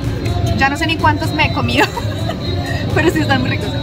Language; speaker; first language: Spanish; native; Spanish